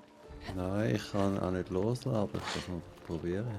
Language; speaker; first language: German; native; German